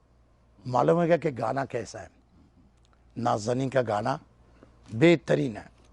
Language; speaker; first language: Hindi; non-native, learner; Persian